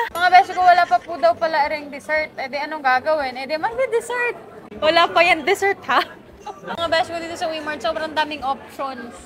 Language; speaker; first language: Filipino; native; Filipino